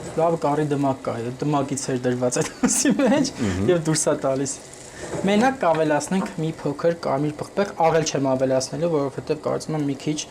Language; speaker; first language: Armenian; native; Armenian